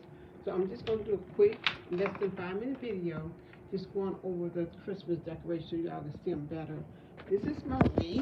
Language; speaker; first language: English; native; English